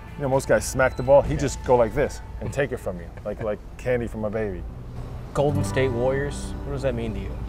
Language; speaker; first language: English; native; English